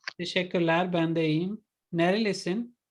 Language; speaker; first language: Turkish; non-native, fluent; Urdu